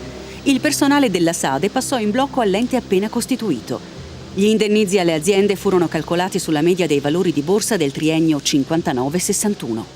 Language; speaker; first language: Italian; native; Italian